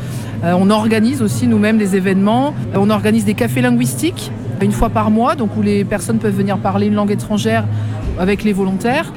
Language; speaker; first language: French; native; French